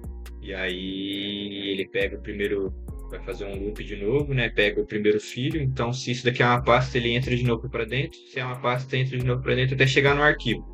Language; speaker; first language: Portuguese; native; Portuguese